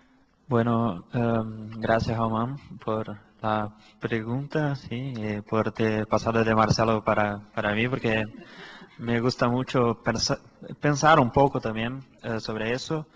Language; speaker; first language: Spanish; non-native, fluent; Portuguese